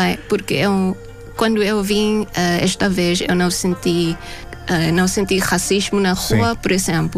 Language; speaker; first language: Portuguese; non-native, fluent; Thai